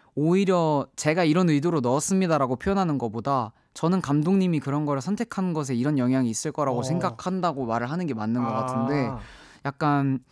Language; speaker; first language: Korean; native; Korean